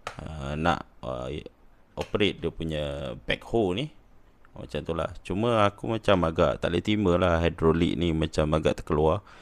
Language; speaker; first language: Malay; native; Malay